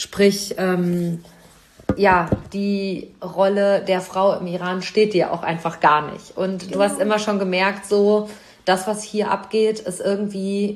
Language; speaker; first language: German; native; German